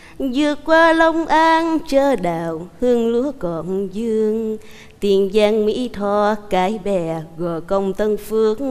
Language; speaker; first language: Vietnamese; native; Vietnamese